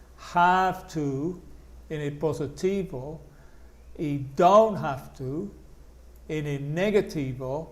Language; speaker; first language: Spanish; non-native, fluent; English